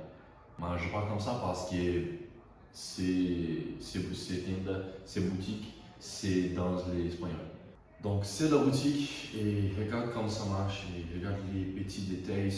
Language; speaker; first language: French; non-native, learner; Portuguese